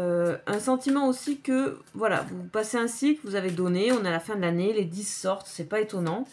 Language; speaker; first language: French; native; French